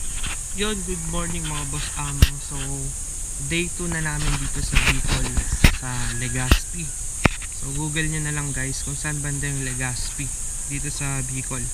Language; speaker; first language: Filipino; native; Filipino